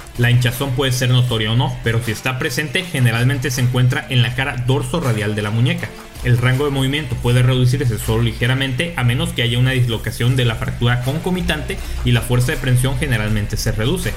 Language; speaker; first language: Spanish; native; Spanish